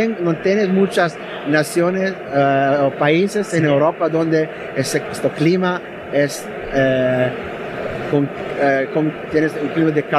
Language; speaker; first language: Spanish; non-native, learner; Italian